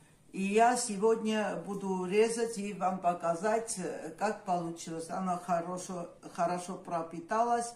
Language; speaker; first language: Russian; non-native, local second language; Armenian